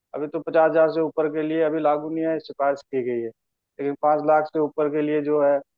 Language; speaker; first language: Hindi; native; Hindi